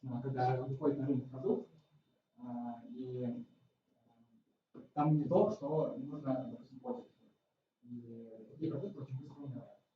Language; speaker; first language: Russian; native; Russian